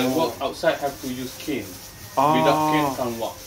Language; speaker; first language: English; non-native, local second language; Malay